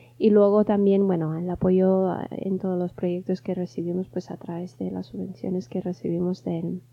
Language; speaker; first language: Spanish; non-native, fluent; English